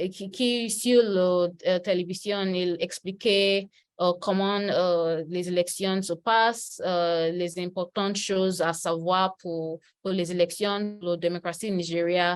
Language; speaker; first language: French; non-native, learner; Yoruba